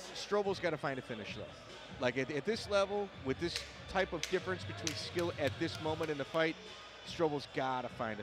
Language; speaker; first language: English; native; English